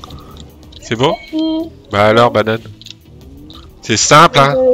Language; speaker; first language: French; native; French